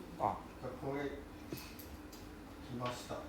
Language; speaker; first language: Japanese; non-native, learner; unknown